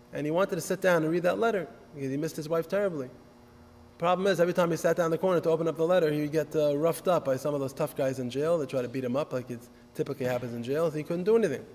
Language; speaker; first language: English; native; English